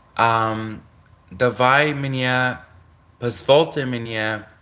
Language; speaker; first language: Russian; non-native, learner; English